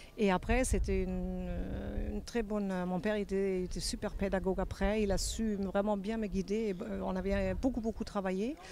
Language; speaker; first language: French; non-native, fluent; German